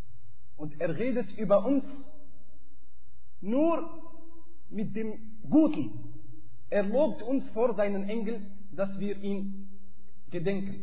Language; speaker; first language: German; non-native, fluent; Arabic